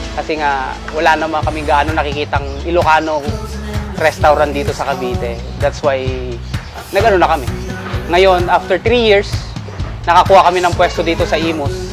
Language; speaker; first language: Filipino; non-native, local second language; Iloko